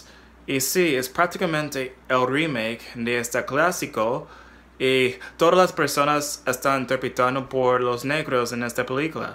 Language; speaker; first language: Spanish; non-native, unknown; English